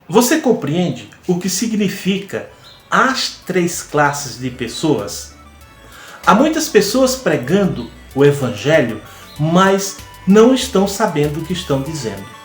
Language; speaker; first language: Portuguese; native; Portuguese